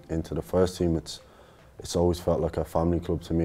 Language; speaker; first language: English; native; English